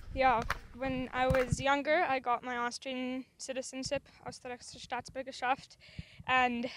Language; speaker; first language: English; native; English